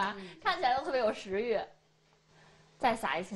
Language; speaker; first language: Chinese; native; Chinese